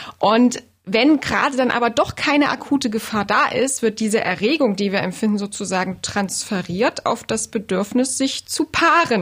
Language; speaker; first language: German; native; German